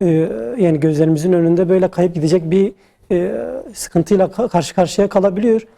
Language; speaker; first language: Turkish; native; Turkish